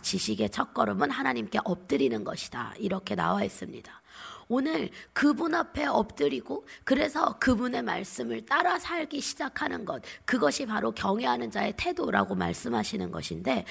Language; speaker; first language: Korean; native; Korean